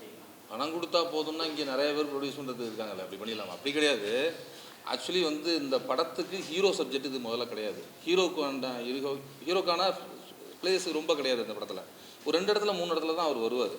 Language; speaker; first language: Tamil; native; Tamil